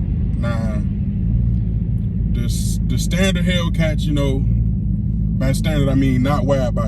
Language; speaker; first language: English; native; English